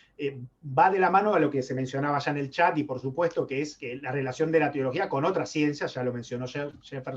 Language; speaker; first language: Spanish; native; Spanish